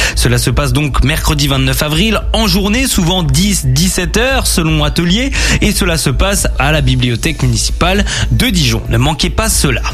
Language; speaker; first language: French; native; French